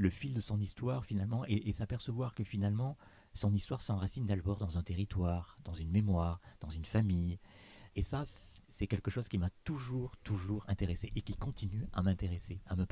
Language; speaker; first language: French; native; French